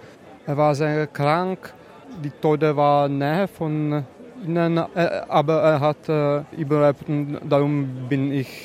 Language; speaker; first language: German; non-native, learner; Czech